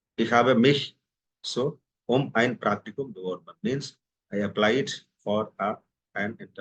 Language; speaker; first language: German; non-native, fluent; Hindi